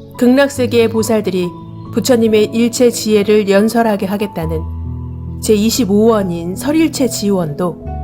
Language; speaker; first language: Korean; native; Korean